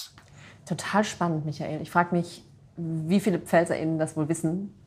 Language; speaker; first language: German; native; German